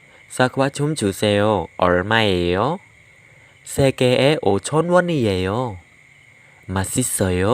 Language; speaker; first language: Korean; non-native, fluent; Khmer